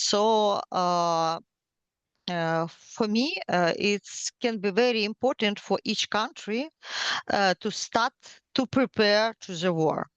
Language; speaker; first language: English; non-native, learner; Ukrainian